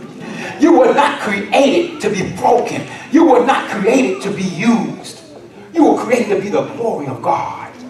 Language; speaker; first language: English; native; English